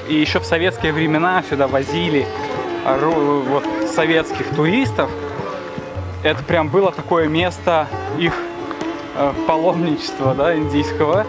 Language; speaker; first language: Russian; native; Russian